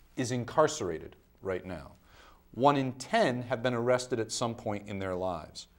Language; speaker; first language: English; native; English